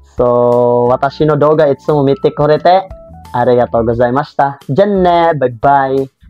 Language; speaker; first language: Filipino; native; Filipino